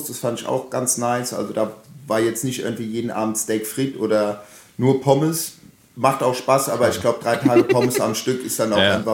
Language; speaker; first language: German; native; German